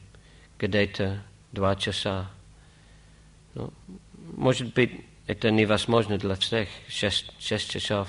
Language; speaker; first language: Russian; non-native, fluent; English